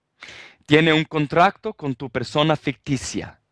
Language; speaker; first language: Spanish; non-native, fluent; Italian